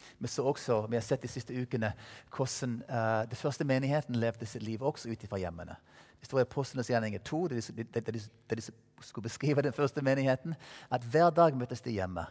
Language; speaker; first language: Norwegian; non-native, fluent; English